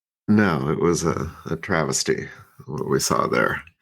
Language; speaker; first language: English; native; English